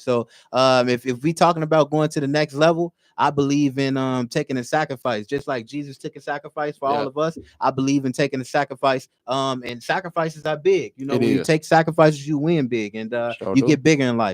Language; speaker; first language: English; native; English